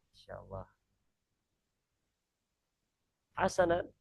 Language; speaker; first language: Arabic; non-native, fluent; Indonesian